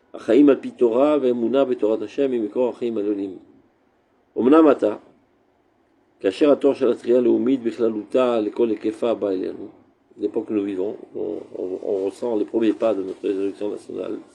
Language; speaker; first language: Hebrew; non-native, fluent; French